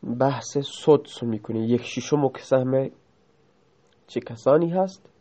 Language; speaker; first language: Persian; non-native, local second language; Baluchi